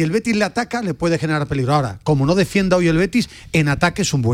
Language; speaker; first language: Spanish; native; Spanish